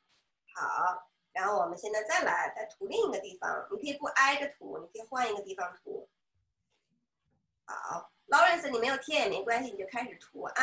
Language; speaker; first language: Chinese; native; Chinese